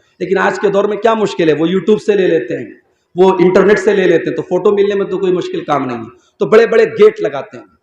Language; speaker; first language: Urdu; native; Urdu